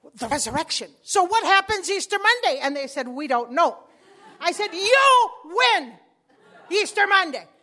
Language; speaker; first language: English; early bilingual, other home language; Spanish